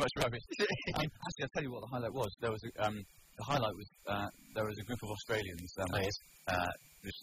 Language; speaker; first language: English; native; English